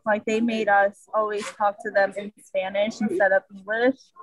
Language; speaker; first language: English; early bilingual, other home language; Spanish